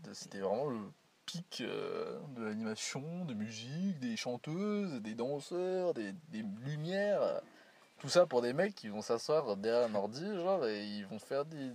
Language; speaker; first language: French; early bilingual, other home language; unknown